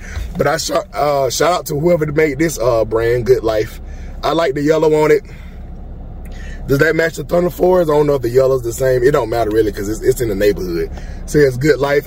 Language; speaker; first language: English; native; English